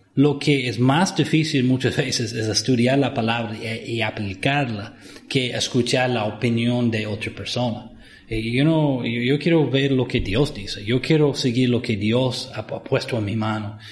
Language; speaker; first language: Spanish; non-native, fluent; English